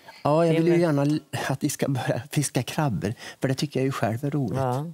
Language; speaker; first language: Swedish; native; Swedish